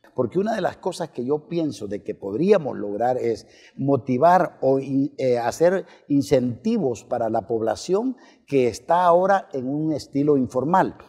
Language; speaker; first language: Spanish; native; Spanish